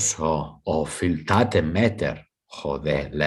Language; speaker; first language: Greek; non-native, fluent; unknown